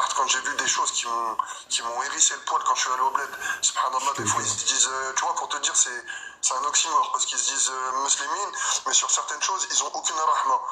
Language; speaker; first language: French; early bilingual, other home language; Arabic